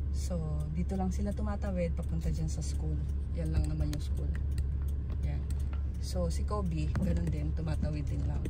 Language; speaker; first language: Filipino; native; Filipino